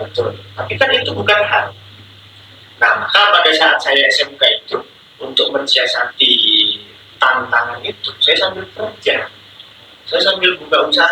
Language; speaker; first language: Indonesian; native; Indonesian